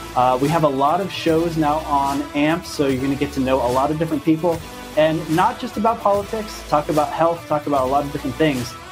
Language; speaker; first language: English; native; English